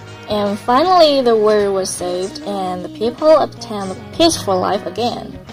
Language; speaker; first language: English; non-native, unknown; Chinese